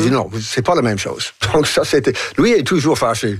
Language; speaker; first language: French; non-native, fluent; English